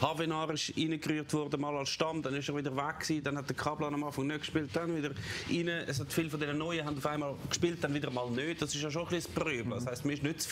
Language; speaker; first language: German; native; German